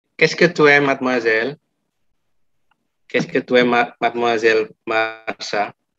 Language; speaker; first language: French; non-native, fluent; Indonesian